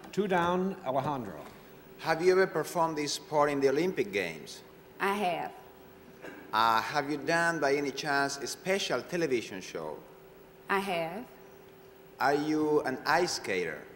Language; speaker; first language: English; non-native, fluent; Spanish